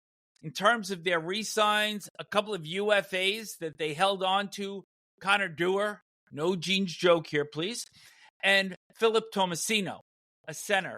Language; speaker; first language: English; native; English